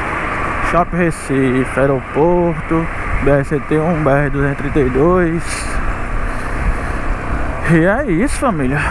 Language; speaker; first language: Portuguese; native; Portuguese